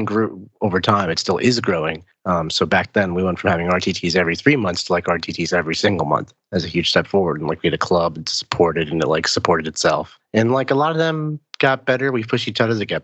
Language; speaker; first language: English; native; English